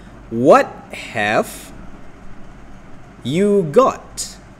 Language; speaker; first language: English; non-native, local second language; Malay